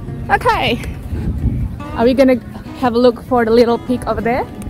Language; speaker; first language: English; non-native, fluent; Indonesian